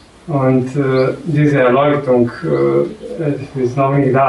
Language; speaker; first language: German; non-native, learner; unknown